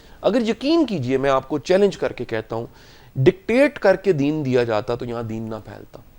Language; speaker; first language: Urdu; non-native, local second language; Punjabi